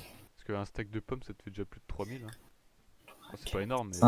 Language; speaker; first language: French; native; French